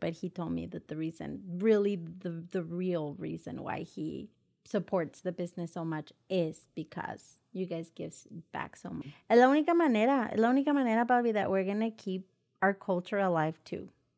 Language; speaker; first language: English; early bilingual, other home language; Spanish